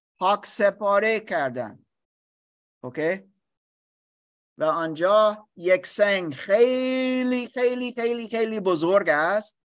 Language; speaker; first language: Persian; non-native, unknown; English